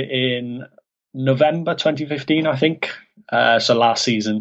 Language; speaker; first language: English; native; English